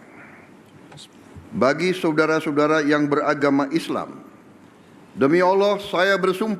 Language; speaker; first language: Indonesian; native; Indonesian